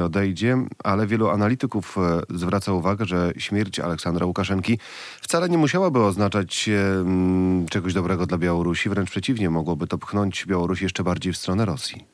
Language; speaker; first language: Polish; native; Polish